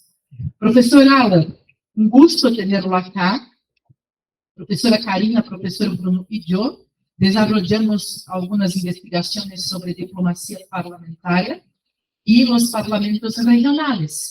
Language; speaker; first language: Spanish; non-native, fluent; Portuguese